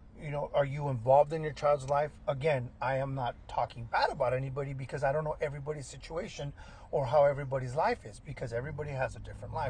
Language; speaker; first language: English; early bilingual, other home language; Spanish